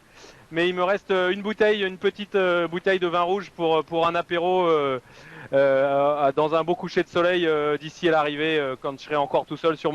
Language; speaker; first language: French; native; French